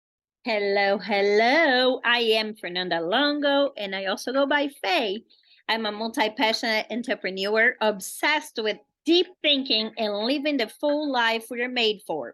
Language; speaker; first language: English; non-native, fluent; Portuguese